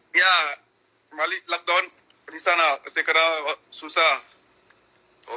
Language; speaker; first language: Indonesian; non-native, learner; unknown